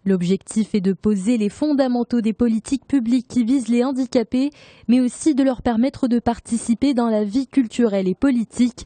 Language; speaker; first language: French; non-native, local second language; Arabic